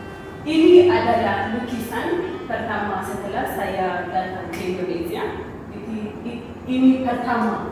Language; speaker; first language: Indonesian; non-native, learner; Amharic